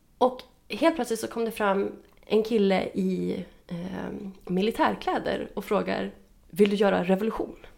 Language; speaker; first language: Swedish; native; Swedish